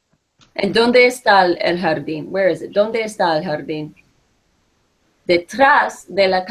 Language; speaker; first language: Spanish; non-native, fluent; English